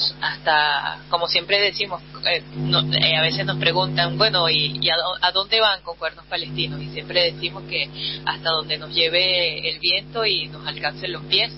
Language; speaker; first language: Spanish; native; Spanish